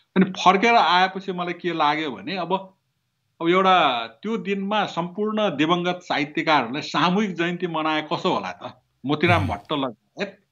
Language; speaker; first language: Nepali; non-native, local second language; Newari